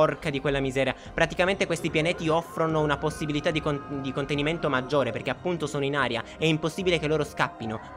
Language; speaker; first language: Italian; native; Italian